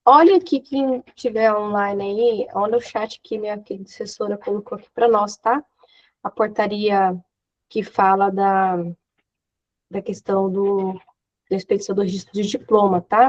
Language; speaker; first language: Portuguese; native; Portuguese